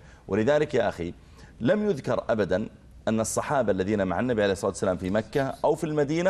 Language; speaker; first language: Arabic; native; Arabic